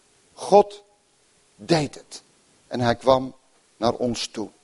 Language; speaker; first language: Dutch; native; Dutch